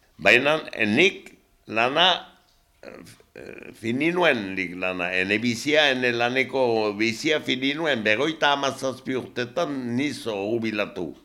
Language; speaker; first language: Basque; native; Basque